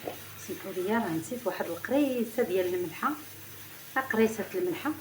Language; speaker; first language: Arabic; native; Arabic